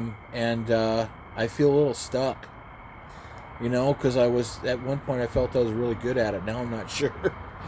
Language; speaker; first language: English; native; English